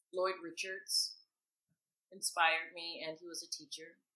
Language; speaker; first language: English; native; English